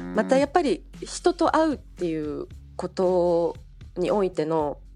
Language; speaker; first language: Japanese; native; Japanese